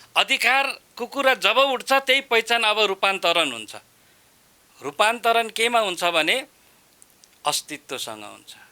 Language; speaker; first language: Nepali; non-native, local second language; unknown